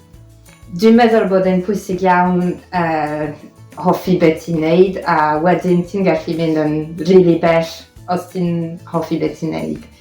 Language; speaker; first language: Welsh; non-native, fluent; French